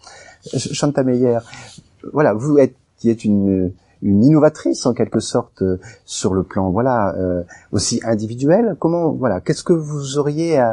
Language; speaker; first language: French; native; French